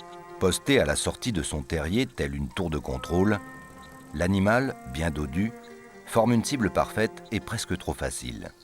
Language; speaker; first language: French; native; French